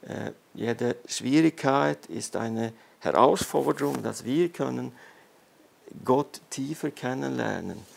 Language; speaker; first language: German; non-native, fluent; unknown